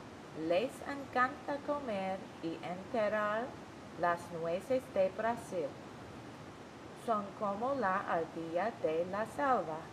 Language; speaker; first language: Spanish; non-native, learner; English